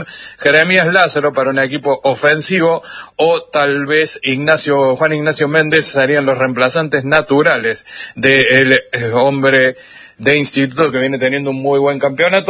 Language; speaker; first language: Spanish; native; Spanish